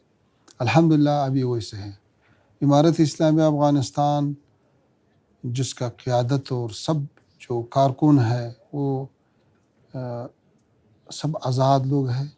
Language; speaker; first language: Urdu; non-native, fluent; Pashto